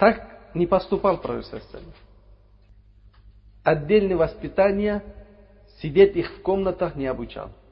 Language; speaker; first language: Russian; non-native, learner; Uzbek